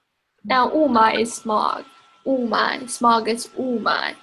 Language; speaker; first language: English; non-native, fluent; Chinese